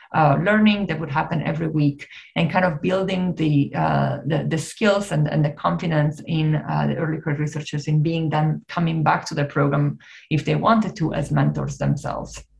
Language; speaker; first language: English; non-native, fluent; Italian